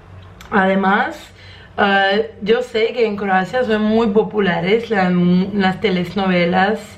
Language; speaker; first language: Spanish; non-native, fluent; Croatian